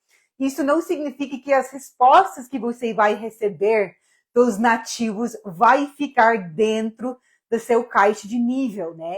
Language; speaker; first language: Portuguese; non-native, fluent; English